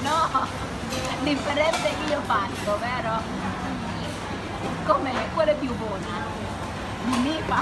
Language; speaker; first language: Italian; non-native, learner; Thai